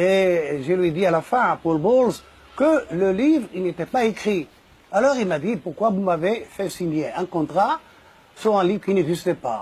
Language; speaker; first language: French; non-native, fluent; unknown